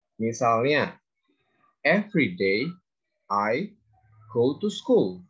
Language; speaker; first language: English; non-native, fluent; Indonesian